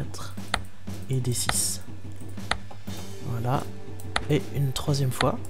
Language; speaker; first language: French; native; French